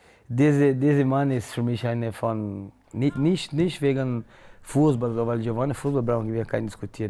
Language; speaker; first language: German; non-native, learner; Portuguese